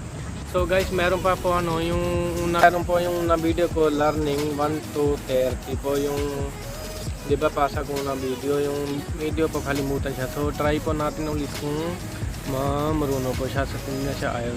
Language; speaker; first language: Filipino; non-native, learner; Punjabi